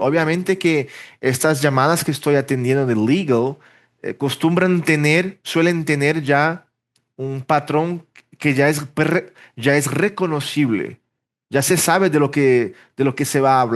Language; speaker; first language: Spanish; early bilingual, heritage; Portuguese